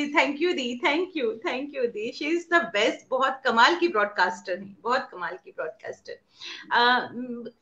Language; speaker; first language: Hindi; native; Hindi